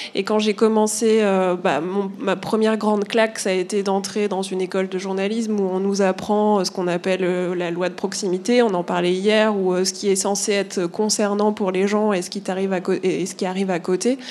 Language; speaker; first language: French; native; French